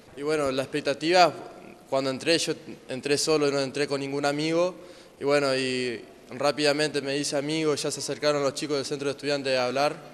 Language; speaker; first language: Spanish; native; Spanish